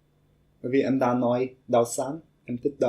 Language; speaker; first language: Vietnamese; non-native, learner; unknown